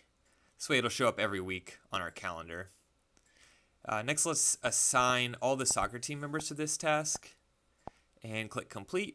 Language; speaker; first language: English; native; English